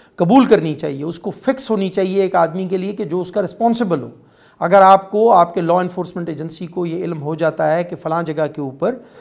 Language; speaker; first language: Urdu; non-native, local second language; Pashto